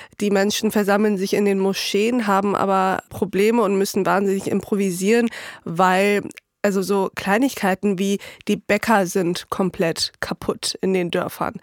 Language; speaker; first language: German; early bilingual, other home language; Turkish